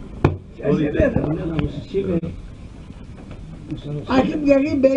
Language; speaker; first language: Hebrew; non-native, fluent; Yiddish